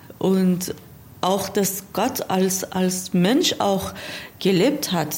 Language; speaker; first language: German; non-native, learner; Persian